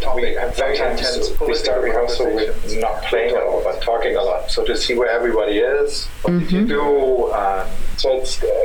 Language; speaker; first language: English; non-native, fluent; German